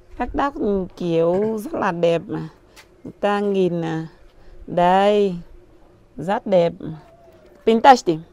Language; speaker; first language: Vietnamese; non-native, learner; Portuguese